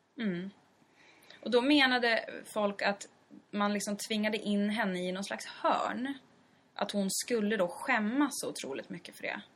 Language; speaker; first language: Swedish; native; Swedish